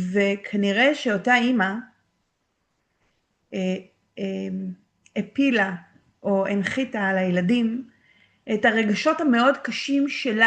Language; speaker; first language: Hebrew; native; Hebrew